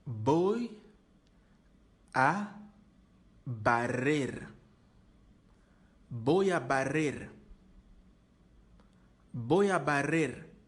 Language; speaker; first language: Spanish; non-native, learner; Haitian Creole